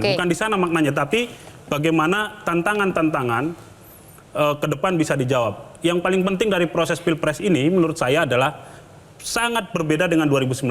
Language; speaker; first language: Indonesian; native; Indonesian